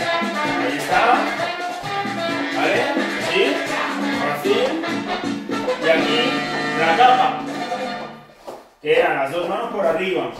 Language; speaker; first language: Spanish; native; Spanish